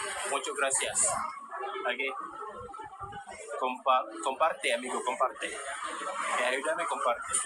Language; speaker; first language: Spanish; non-native, learner; Malay